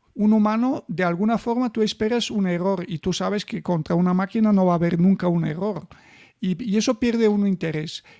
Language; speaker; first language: Spanish; non-native, fluent; Bulgarian